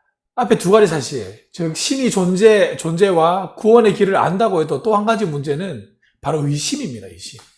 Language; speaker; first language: Korean; native; Korean